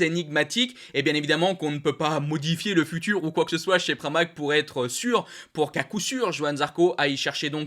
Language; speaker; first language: French; native; French